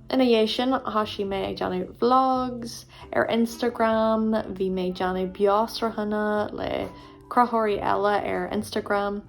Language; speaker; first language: Irish; non-native, local second language; English